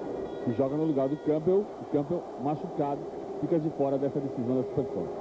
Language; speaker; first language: Portuguese; native; Portuguese